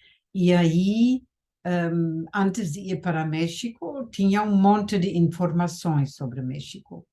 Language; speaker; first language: Portuguese; non-native, fluent; German